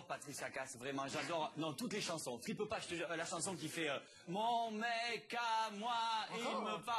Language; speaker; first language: French; native; French